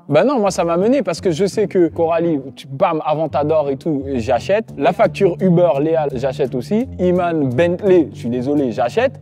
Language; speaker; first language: French; native; French